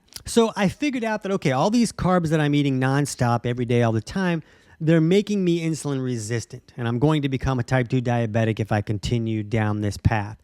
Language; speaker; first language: English; native; English